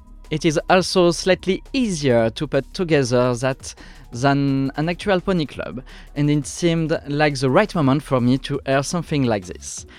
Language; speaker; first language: English; non-native, fluent; French